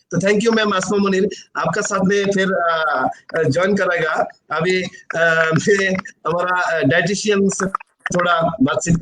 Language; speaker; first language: Hindi; non-native, learner; Bangla